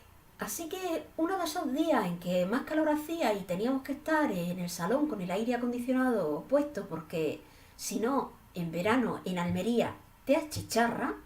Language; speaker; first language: Spanish; native; Spanish